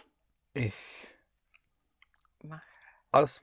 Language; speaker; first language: German; non-native, learner; English